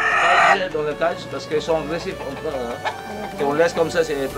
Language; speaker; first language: French; non-native, learner; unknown